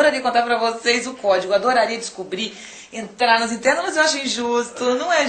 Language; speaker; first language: Portuguese; native; Portuguese